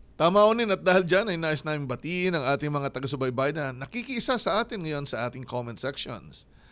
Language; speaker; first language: Filipino; native; Filipino